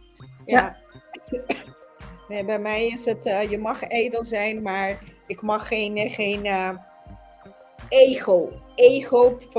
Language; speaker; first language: Dutch; non-native, local second language; Papiamento